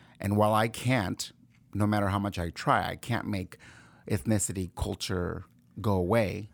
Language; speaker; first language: English; early bilingual, other home language; Spanish